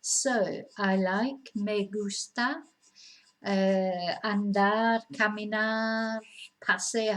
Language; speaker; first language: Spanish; non-native, fluent; English